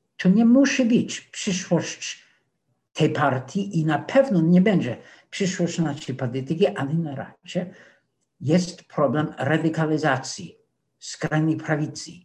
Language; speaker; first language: Polish; non-native, fluent; English